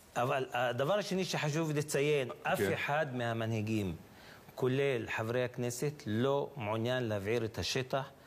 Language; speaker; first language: Hebrew; non-native, local second language; Arabic